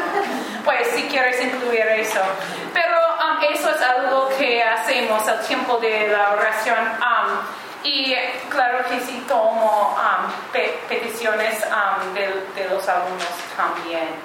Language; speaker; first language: Spanish; non-native, learner; English